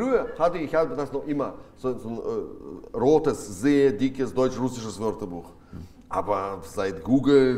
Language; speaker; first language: German; non-native, fluent; Russian